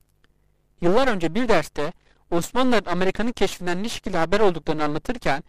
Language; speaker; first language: Turkish; native; Turkish